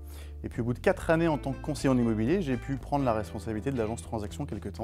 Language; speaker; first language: French; native; French